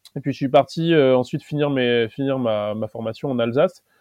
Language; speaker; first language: French; native; French